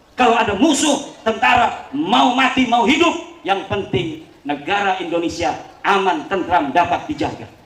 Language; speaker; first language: Indonesian; non-native, local second language; Javanese